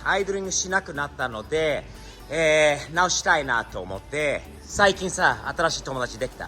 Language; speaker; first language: Japanese; non-native, fluent; English